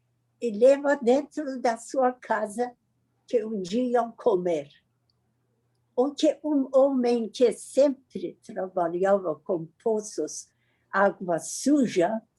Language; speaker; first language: Portuguese; non-native, learner; Persian